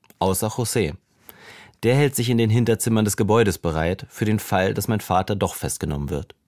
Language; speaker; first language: German; native; German